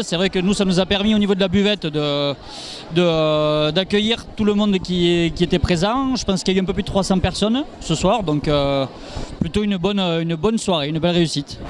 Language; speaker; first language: French; native; French